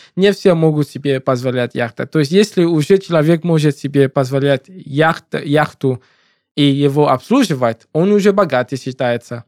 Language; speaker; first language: Russian; non-native, fluent; English